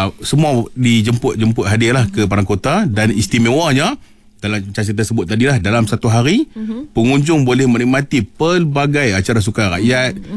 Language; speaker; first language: Malay; native; Malay